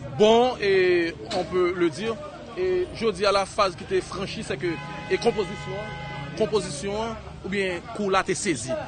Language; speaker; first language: French; non-native, local second language; Haitian Creole